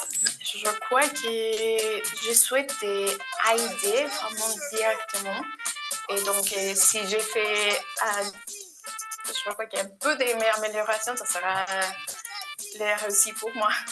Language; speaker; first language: French; non-native, learner; Spanish